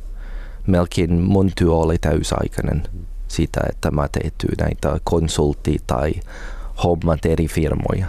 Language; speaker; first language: Finnish; non-native, learner; English